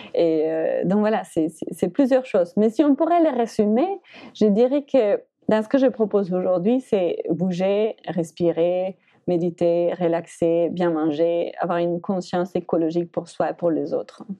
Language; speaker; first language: French; non-native, fluent; Spanish